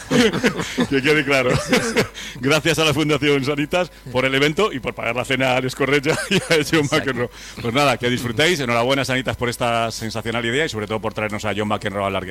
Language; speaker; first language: Spanish; native; Spanish